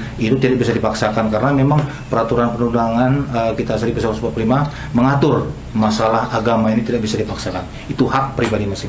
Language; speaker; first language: Malay; native; Malay